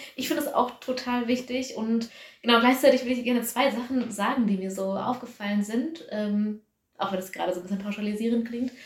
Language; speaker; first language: German; early bilingual, other home language; Tamil